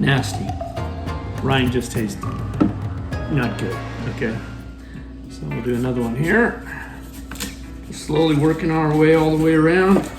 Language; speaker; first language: English; native; English